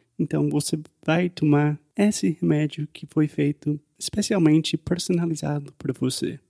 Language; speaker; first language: Portuguese; non-native, fluent; English